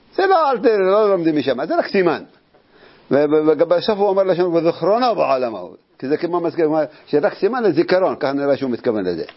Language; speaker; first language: Hebrew; native; Hebrew